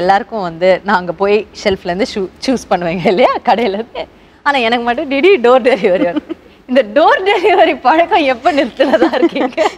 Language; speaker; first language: Tamil; native; Tamil